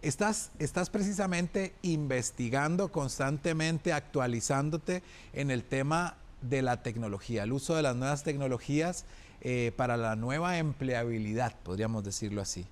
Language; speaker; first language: Spanish; native; Spanish